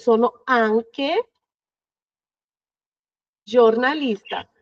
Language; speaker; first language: Italian; non-native, fluent; Portuguese